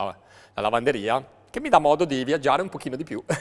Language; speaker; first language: Italian; native; Italian